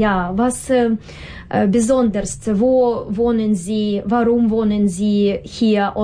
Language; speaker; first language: German; non-native, learner; Russian